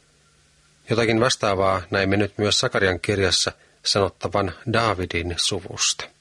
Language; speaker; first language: Finnish; native; Finnish